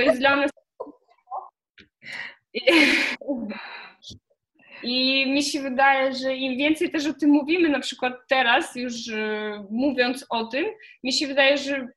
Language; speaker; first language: Polish; non-native, fluent; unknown